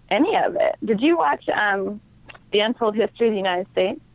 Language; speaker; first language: English; native; English